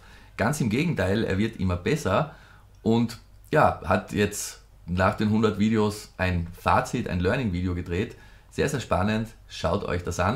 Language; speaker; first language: German; native; German